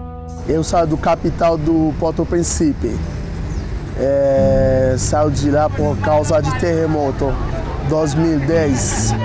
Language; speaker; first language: Portuguese; non-native, fluent; Haitian Creole